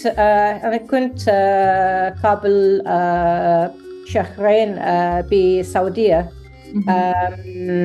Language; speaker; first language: Arabic; non-native, learner; English